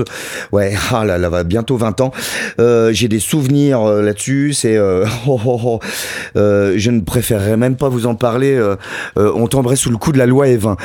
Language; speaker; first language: French; native; French